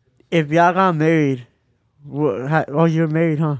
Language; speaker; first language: English; early bilingual, other home language; Spanish